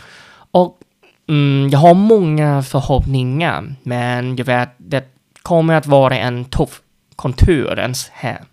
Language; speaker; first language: Swedish; non-native, fluent; Vietnamese